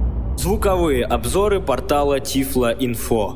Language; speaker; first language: Russian; native; Russian